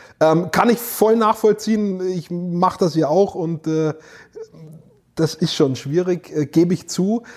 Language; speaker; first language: German; native; German